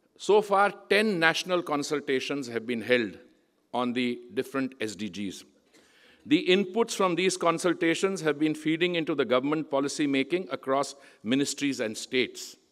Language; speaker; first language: English; non-native, local second language; Punjabi